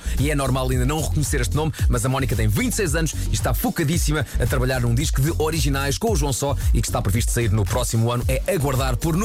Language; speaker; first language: Portuguese; native; Portuguese